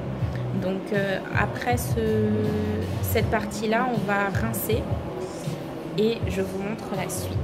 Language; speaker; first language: French; native; French